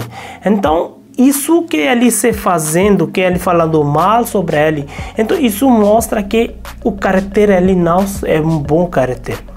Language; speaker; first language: Portuguese; non-native, learner; Hindi